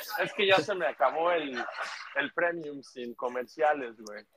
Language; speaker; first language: Spanish; native; Spanish